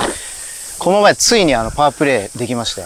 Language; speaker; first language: Japanese; native; Japanese